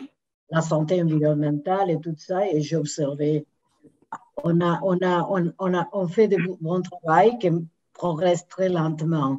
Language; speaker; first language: French; non-native, fluent; Spanish